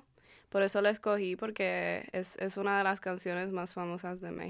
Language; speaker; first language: Spanish; early bilingual, heritage; Spanish